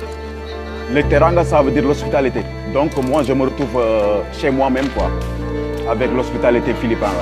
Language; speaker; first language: French; non-native, local second language; Wolof